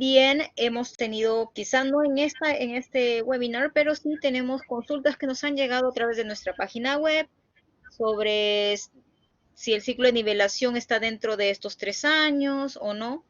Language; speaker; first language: Spanish; native; Spanish